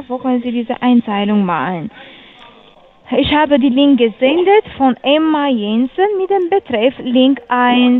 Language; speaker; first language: German; non-native, learner; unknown